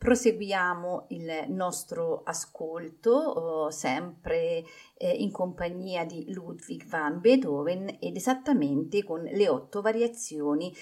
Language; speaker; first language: Italian; native; Italian